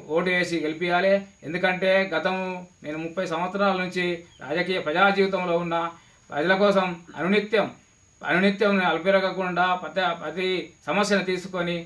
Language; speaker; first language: Telugu; native; Telugu